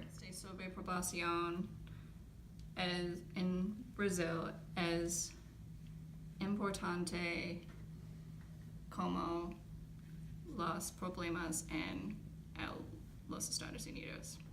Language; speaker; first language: Spanish; non-native, learner; English